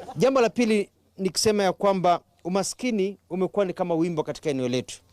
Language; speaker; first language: Swahili; non-native, local second language; Kamba